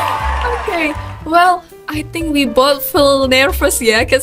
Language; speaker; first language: English; non-native, learner; Indonesian